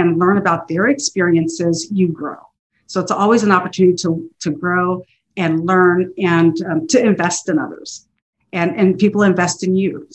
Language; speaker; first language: English; native; English